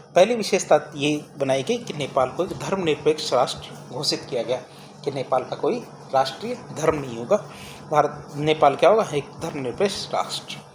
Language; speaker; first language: Hindi; native; Hindi